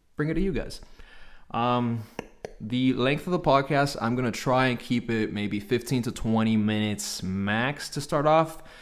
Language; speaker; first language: English; native; English